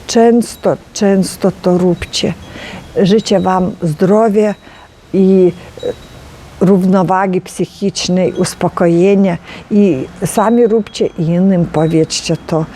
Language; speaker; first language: Polish; non-native, learner; Ukrainian